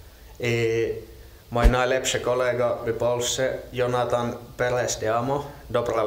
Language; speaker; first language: Polish; non-native, learner; Finnish